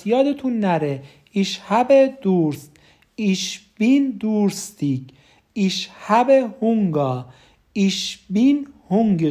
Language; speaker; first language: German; non-native, fluent; Persian